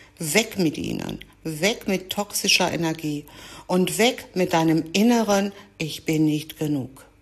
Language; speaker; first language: German; early bilingual, other home language; Greek